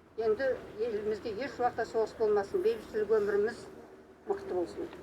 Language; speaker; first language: Kazakh; native; Kazakh